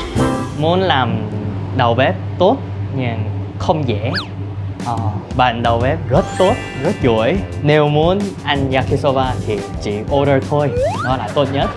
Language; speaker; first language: Vietnamese; non-native, fluent; Korean